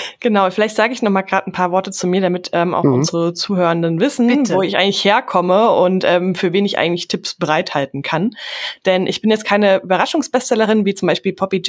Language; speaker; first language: German; native; German